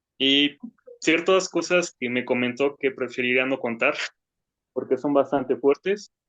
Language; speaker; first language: Spanish; native; Spanish